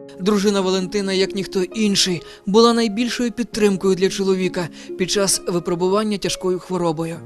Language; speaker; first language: Ukrainian; native; Ukrainian